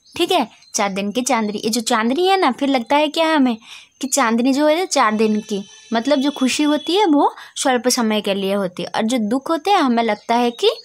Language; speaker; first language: Hindi; non-native, local second language; Odia